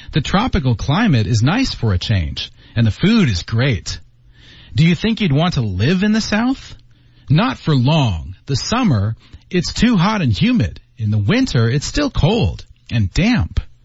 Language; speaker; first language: English; native; English